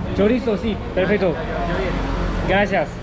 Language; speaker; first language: Spanish; non-native, learner; French